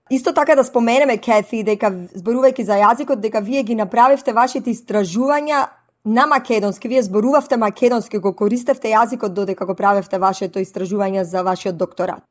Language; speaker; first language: Macedonian; native; Macedonian